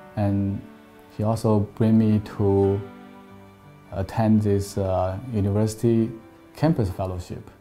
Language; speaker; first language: English; non-native, fluent; Chinese